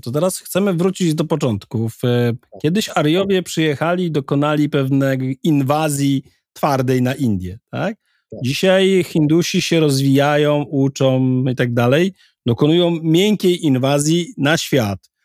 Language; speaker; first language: Polish; native; Polish